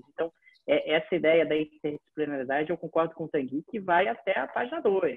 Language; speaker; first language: Portuguese; native; Portuguese